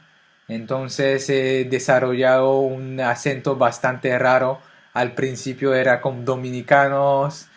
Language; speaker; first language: Spanish; non-native, fluent; French